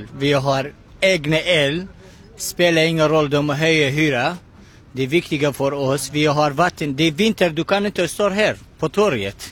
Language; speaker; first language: Swedish; non-native, learner; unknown